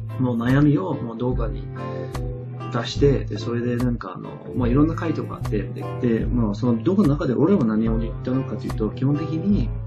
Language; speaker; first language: Japanese; non-native, fluent; English